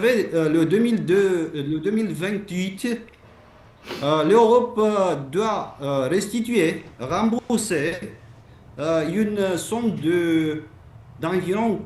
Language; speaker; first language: French; non-native, fluent; Romanian